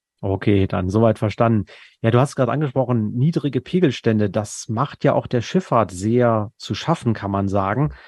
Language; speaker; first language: German; native; German